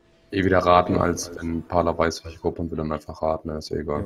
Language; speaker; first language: German; native; German